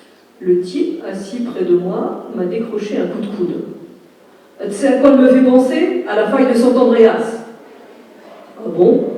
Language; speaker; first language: French; native; French